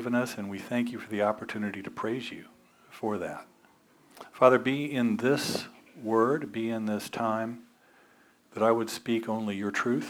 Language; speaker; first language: English; native; English